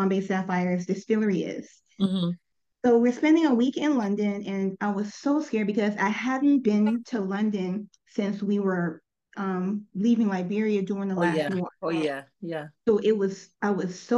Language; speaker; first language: English; native; English